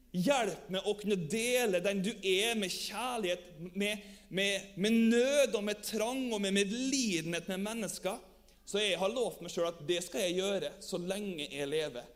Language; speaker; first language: Norwegian; native; Norwegian